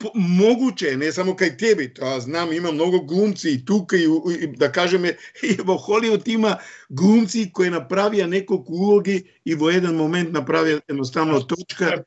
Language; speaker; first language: Macedonian; non-native, local second language; Romany